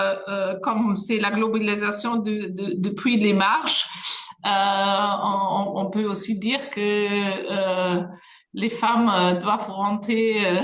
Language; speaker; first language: French; non-native, fluent; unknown